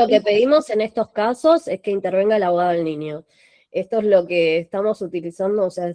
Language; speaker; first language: Spanish; native; Spanish